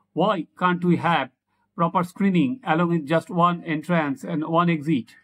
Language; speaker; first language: English; non-native, local second language; Bangla